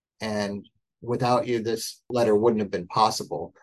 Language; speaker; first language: English; native; English